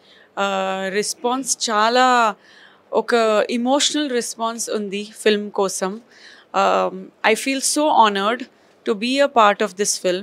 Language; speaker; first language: Telugu; non-native, fluent; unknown